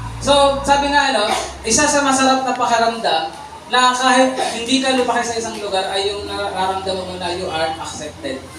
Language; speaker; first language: Filipino; native; Filipino